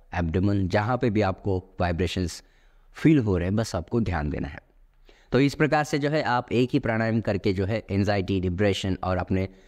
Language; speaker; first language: Hindi; non-native, local second language; Marathi